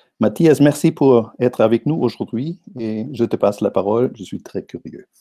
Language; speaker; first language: French; non-native, fluent; Italian